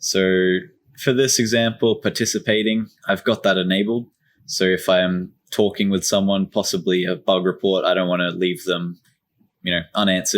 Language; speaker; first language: English; native; English